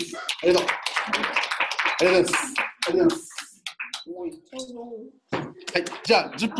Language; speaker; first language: Japanese; native; Japanese